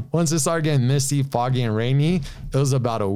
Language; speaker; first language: English; native; English